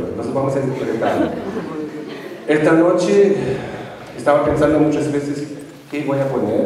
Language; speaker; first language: Spanish; non-native, fluent; German